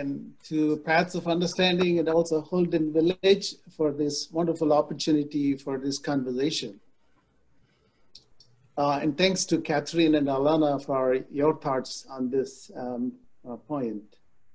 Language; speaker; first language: English; non-native, local second language; Telugu